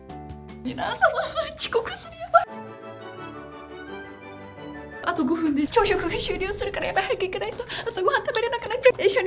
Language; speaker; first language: Japanese; native; Japanese